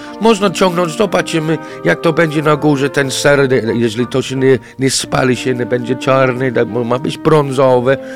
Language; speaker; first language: Polish; non-native, fluent; English